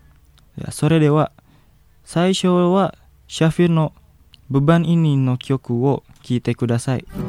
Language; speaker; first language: Japanese; non-native, fluent; Indonesian